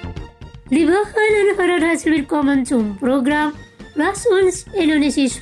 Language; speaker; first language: German; non-native, fluent; Indonesian